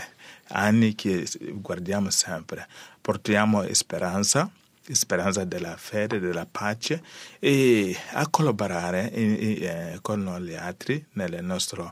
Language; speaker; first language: Italian; non-native, learner; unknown